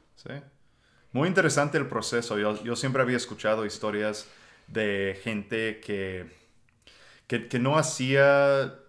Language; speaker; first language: Spanish; non-native, fluent; English